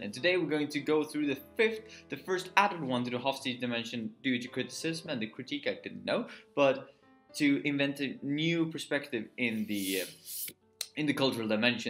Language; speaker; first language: English; non-native, fluent; Swedish